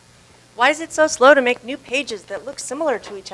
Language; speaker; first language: English; native; English